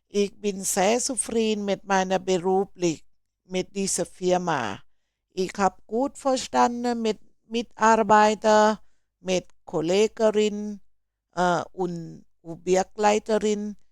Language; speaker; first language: German; non-native, learner; Thai